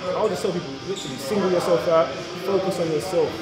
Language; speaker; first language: English; native; English